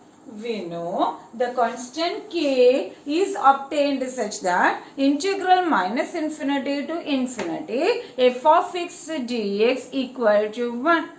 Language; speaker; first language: English; non-native, local second language; Malayalam